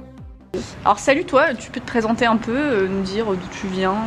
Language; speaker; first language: French; native; French